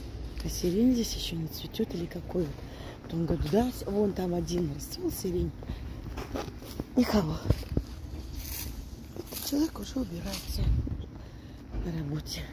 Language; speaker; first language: Russian; native; Russian